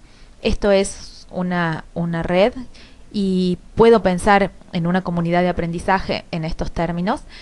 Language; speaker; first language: Spanish; native; Spanish